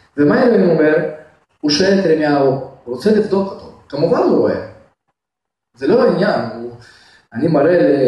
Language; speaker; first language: Hebrew; non-native, fluent; Russian